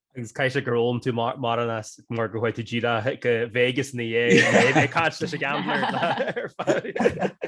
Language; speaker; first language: Irish; non-native, local second language; English